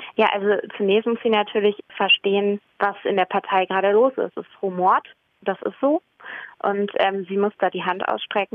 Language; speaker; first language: German; native; German